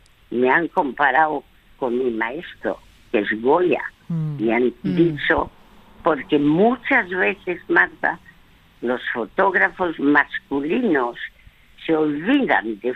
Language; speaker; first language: Spanish; early bilingual, other home language; French